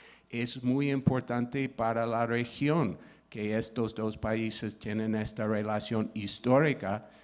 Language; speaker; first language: Spanish; non-native, fluent; English